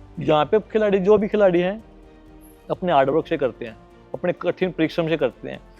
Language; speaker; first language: Hindi; native; Hindi